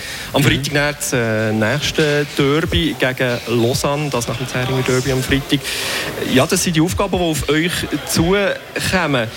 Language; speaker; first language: German; native; German